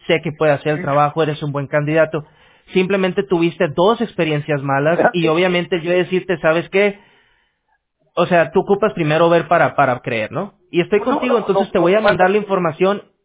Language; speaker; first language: Spanish; native; Spanish